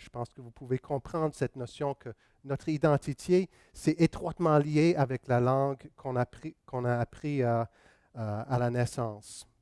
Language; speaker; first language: French; non-native, local second language; English